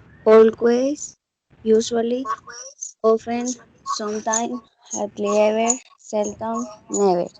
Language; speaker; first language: English; non-native, learner; Spanish